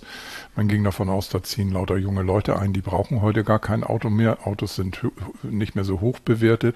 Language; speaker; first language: German; native; German